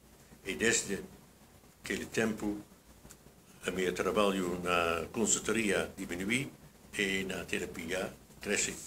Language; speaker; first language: Portuguese; non-native, fluent; Dutch